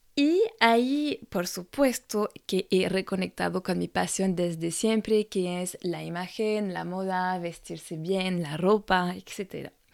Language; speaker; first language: Spanish; non-native, fluent; French